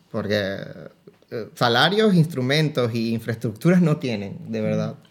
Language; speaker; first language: Spanish; native; Spanish